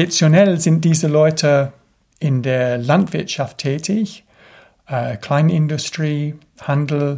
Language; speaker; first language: German; non-native, fluent; English